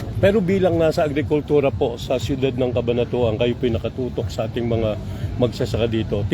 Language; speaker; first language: Filipino; native; Filipino